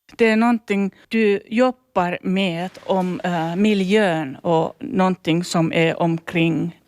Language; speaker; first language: Swedish; non-native, local second language; Finnish